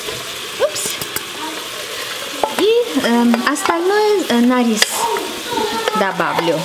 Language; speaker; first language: Russian; non-native, fluent; Armenian